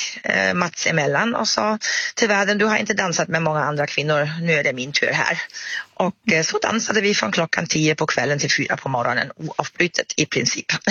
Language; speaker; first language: Swedish; non-native, fluent; German